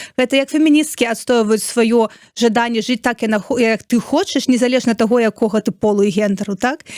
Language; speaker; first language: Belarusian; non-native, local second language; Russian